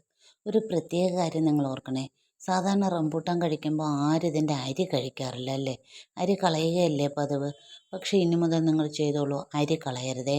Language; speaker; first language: Malayalam; native; Malayalam